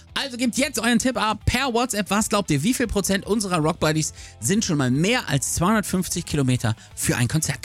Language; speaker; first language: German; native; German